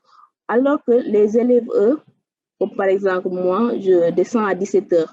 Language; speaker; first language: French; non-native, local second language; Wolof